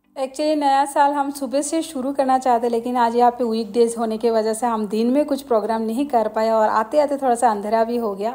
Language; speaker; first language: Hindi; non-native, local second language; Bangla